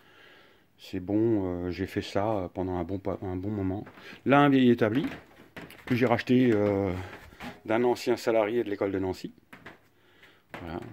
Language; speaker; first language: French; native; French